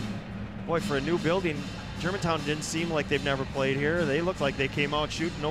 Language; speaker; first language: English; native; English